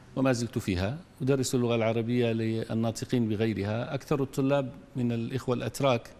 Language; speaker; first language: Arabic; native; Arabic